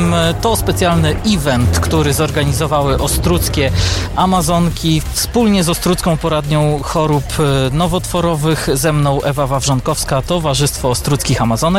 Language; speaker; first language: Polish; native; Polish